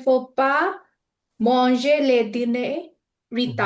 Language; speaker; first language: French; non-native, learner; Persian